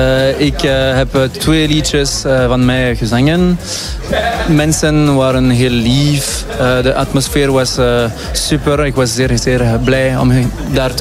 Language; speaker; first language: Dutch; non-native, local second language; French